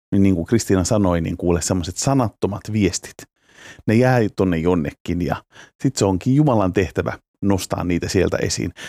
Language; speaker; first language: Finnish; native; Finnish